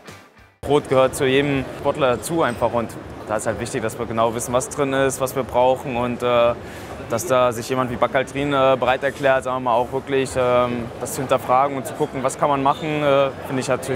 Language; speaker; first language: German; native; German